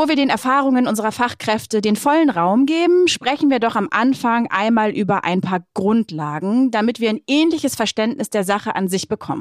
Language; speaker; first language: German; native; German